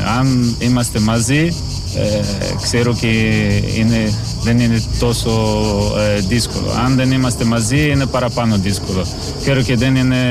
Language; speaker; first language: Greek; non-native, learner; Portuguese